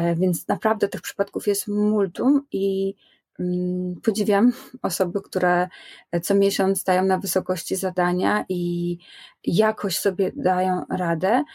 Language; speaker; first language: Polish; native; Polish